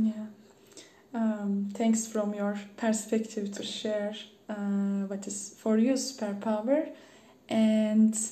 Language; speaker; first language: English; non-native, learner; Turkish